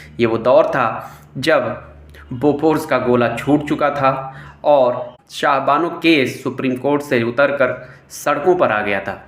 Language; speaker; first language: Hindi; native; Hindi